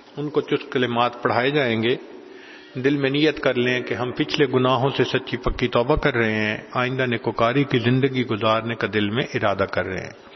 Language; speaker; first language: Urdu; non-native, local second language; Punjabi